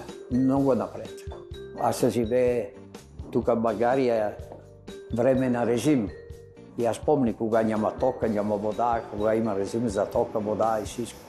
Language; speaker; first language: Bulgarian; non-native, learner; Italian